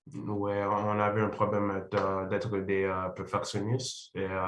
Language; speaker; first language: French; non-native, learner; English